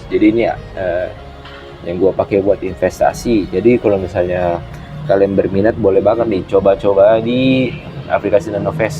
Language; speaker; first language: Indonesian; native; Indonesian